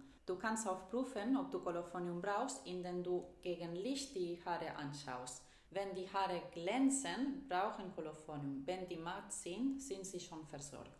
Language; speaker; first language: German; non-native, fluent; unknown